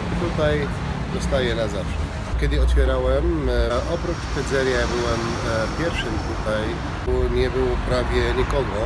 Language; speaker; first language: Polish; non-native, learner; Arabic